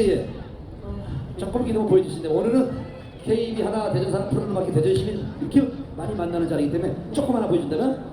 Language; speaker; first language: Korean; native; Korean